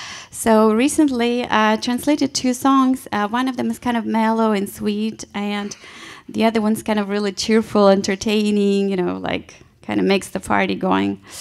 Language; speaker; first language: English; non-native, fluent; Russian